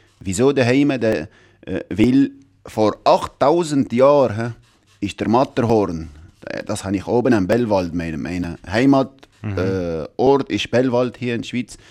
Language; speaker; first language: German; non-native, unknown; Arabic